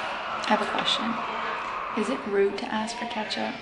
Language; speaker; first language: English; native; English